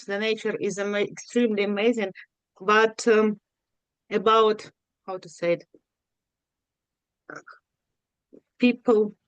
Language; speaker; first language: English; non-native, learner; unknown